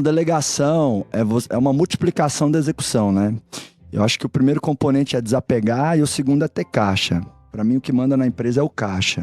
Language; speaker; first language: Portuguese; native; Portuguese